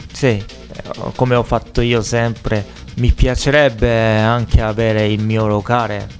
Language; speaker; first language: Italian; non-native, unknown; Japanese